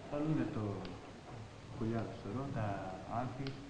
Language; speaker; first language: Greek; early bilingual, heritage; Greek